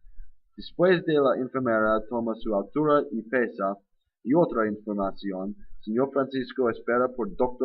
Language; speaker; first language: Spanish; non-native, learner; English